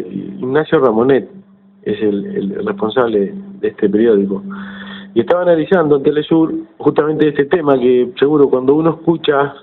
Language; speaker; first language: Spanish; native; Spanish